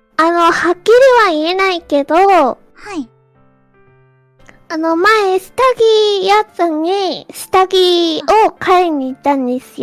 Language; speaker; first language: Japanese; non-native, fluent; Korean